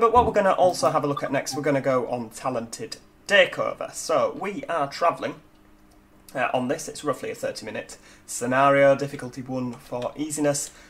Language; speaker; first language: English; native; English